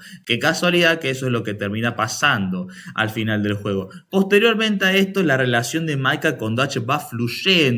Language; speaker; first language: Spanish; native; Spanish